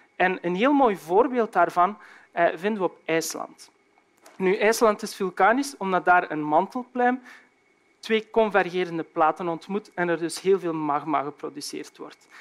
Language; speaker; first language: Dutch; native; Dutch